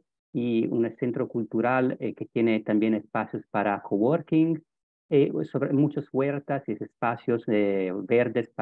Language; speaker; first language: Spanish; non-native, fluent; Italian